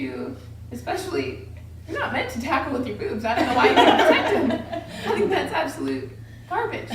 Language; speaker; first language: English; native; English